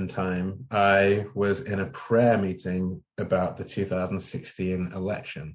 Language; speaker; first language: English; native; English